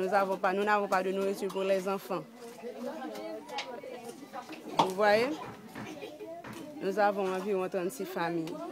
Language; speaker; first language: French; non-native, local second language; Haitian Creole